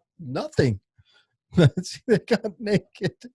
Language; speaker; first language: English; native; English